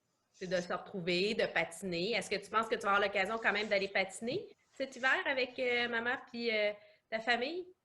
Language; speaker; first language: French; native; French